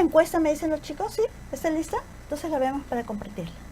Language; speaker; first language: Spanish; native; Spanish